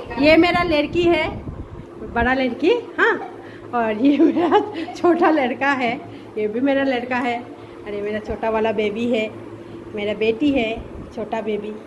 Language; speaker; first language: Hindi; non-native, local second language; Bangla